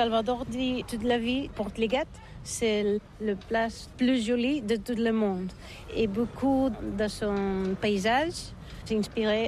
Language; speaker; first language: French; non-native, learner; Catalan